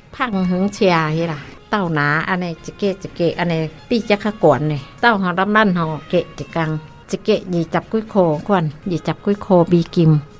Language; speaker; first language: Min Nan Chinese; non-native, learner; Northeastern Thai